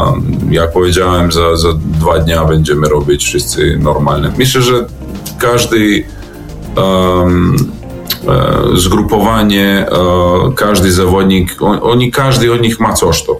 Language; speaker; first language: Polish; non-native, learner; Serbian